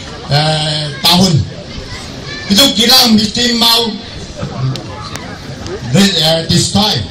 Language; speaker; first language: Indonesian; non-native, local second language; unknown